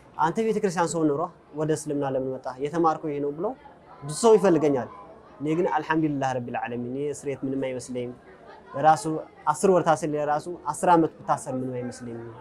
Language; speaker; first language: Amharic; non-native, local second language; Tigrinya